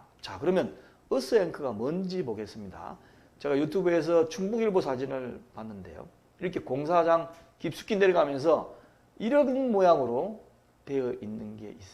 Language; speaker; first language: Korean; native; Korean